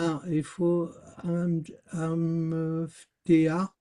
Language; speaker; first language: Hebrew; non-native, learner; French